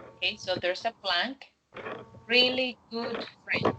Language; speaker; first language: English; non-native, fluent; Spanish